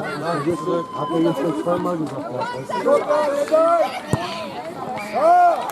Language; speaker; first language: German; non-native, learner; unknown